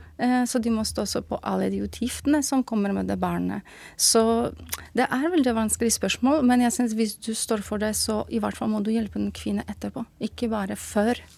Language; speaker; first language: Norwegian; non-native, fluent; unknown